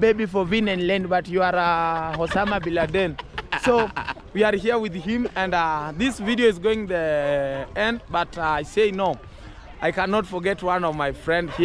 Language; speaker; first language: English; non-native, learner; Swahili